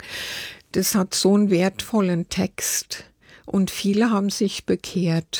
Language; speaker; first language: German; native; German